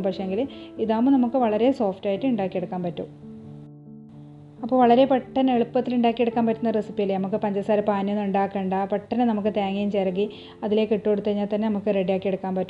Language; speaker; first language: Malayalam; native; Malayalam